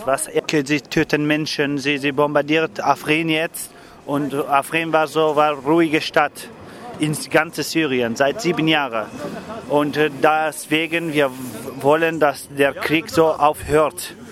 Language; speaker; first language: German; non-native, learner; Kurdish